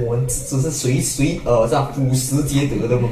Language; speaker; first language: Chinese; native; Chinese